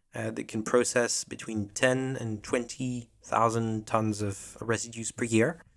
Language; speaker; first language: English; non-native, fluent; French